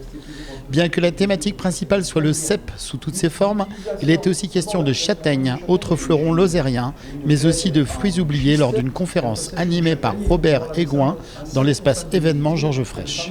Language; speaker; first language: French; native; French